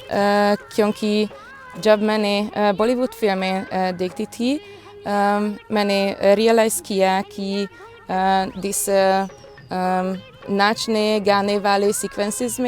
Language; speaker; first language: Hindi; non-native, learner; Hungarian